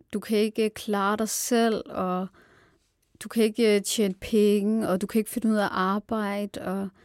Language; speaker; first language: Danish; early bilingual, other home language; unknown